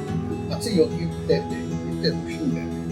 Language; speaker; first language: Japanese; non-native, fluent; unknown